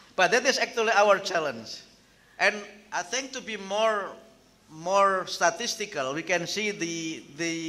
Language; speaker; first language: English; non-native, fluent; Indonesian